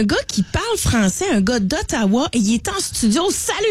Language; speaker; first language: French; native; French